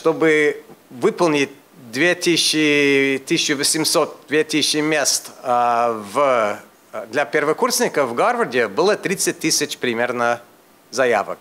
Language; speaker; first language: Russian; non-native, fluent; English